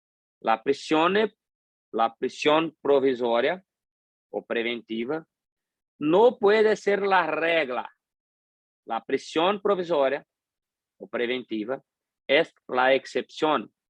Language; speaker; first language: Spanish; non-native, fluent; Portuguese